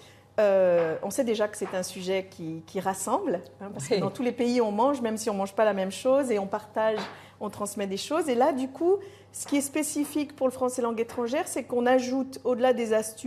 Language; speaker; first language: French; native; French